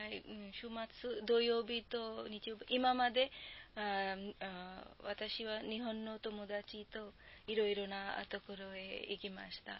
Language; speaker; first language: Japanese; non-native, learner; Bangla